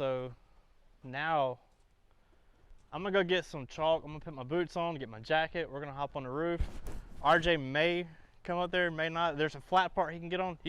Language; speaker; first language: English; native; English